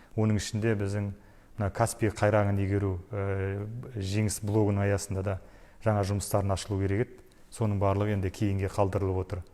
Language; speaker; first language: Kazakh; native; Kazakh